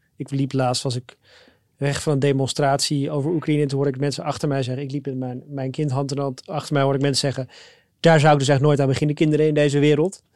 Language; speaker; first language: Dutch; native; Dutch